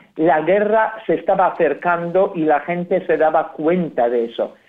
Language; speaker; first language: Spanish; non-native, fluent; Polish